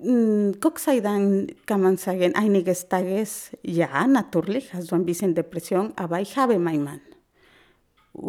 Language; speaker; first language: German; non-native, learner; Spanish